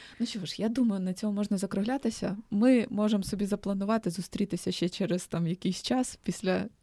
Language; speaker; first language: Ukrainian; native; Ukrainian